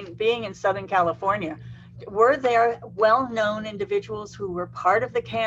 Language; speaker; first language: English; native; English